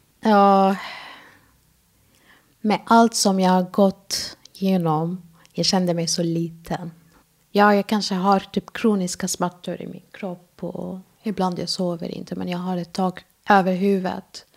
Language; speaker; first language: Swedish; non-native, fluent; Arabic